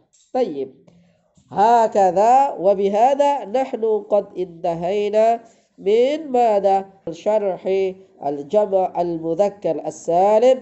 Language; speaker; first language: Arabic; non-native, fluent; Indonesian